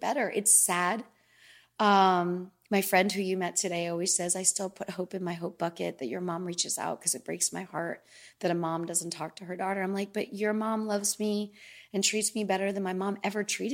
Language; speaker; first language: English; native; English